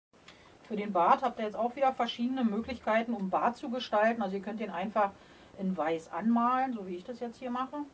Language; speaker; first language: German; native; German